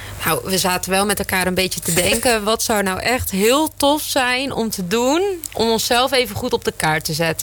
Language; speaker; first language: Dutch; native; Dutch